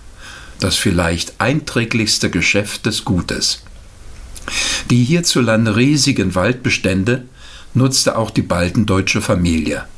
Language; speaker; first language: German; native; German